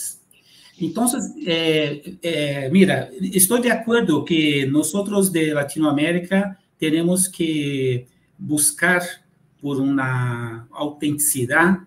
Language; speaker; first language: Spanish; non-native, fluent; Portuguese